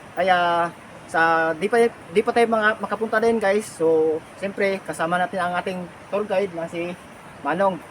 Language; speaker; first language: Filipino; non-native, local second language; Cebuano